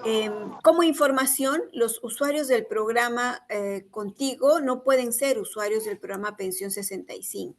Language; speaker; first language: Spanish; native; Spanish